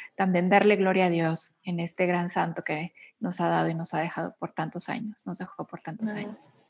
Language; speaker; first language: Spanish; native; Spanish